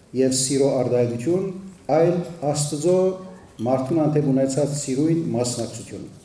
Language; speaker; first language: Armenian; early bilingual, heritage; Armenian